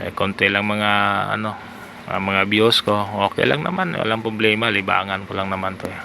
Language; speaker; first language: Filipino; non-native, local second language; Cebuano